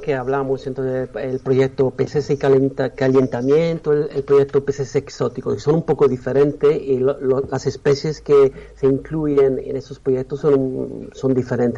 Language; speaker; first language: Spanish; non-native, fluent; Italian